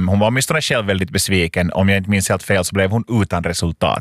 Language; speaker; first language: Swedish; native; Swedish